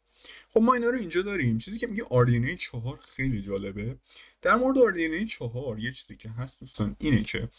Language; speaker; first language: Persian; native; Persian